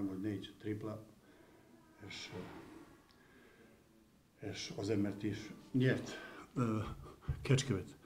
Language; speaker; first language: Hungarian; non-native, learner; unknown